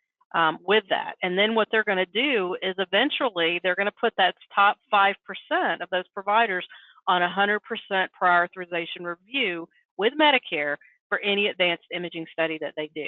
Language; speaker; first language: English; native; English